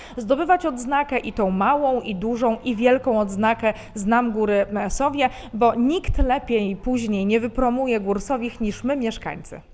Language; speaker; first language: Polish; native; Polish